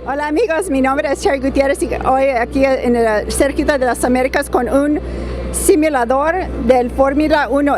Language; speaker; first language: Spanish; non-native, learner; English